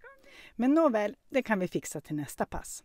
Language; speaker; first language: Swedish; native; Swedish